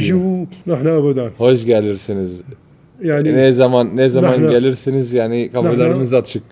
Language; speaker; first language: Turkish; non-native, learner; Arabic